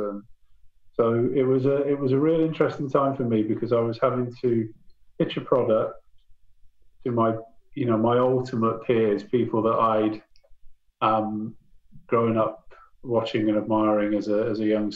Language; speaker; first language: English; native; English